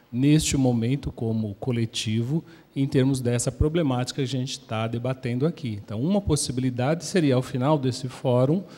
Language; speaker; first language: Portuguese; native; Portuguese